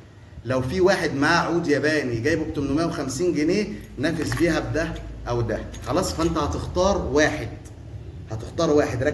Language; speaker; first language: Arabic; native; Arabic